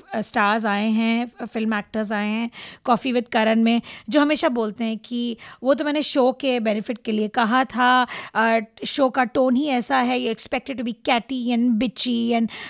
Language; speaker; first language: Hindi; non-native, local second language; Marathi